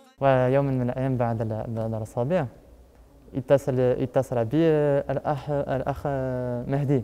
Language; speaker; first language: Arabic; non-native, learner; French